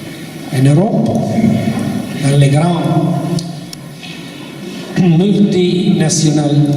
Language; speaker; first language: French; non-native, learner; Italian